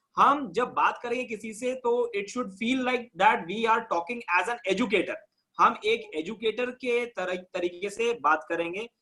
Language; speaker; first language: Hindi; native; Hindi